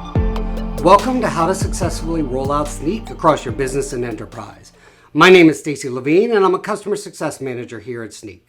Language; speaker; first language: English; native; English